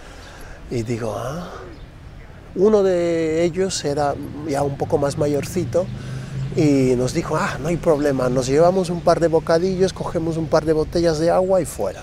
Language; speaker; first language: Spanish; non-native, fluent; Krio